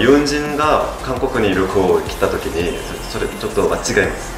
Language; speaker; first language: Japanese; non-native, learner; Korean